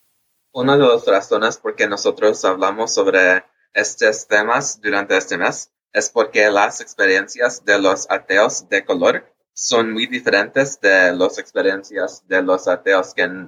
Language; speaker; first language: Spanish; early bilingual, heritage; English